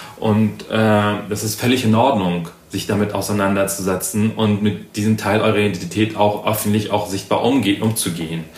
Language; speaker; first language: German; early bilingual, other home language; Persian